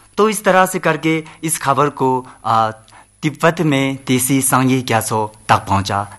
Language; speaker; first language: Hindi; non-native, local second language; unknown